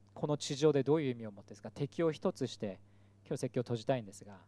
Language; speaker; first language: Japanese; early bilingual, other home language; Korean